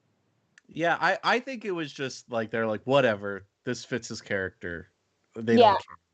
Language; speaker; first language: English; native; English